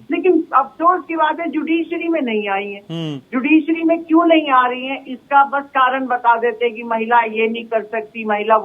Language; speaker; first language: Hindi; native; Hindi